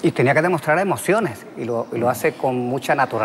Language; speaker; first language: Spanish; native; Spanish